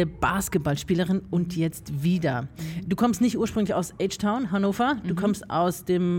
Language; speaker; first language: German; native; German